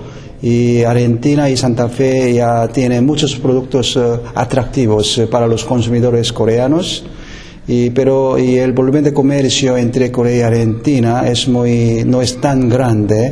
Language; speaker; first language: Spanish; non-native, fluent; Korean